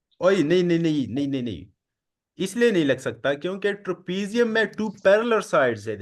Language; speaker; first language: Hindi; non-native, local second language; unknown